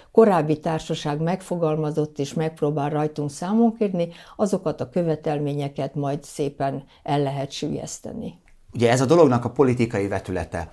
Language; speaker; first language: Hungarian; native; Hungarian